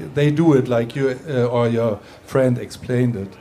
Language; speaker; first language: English; non-native, fluent; German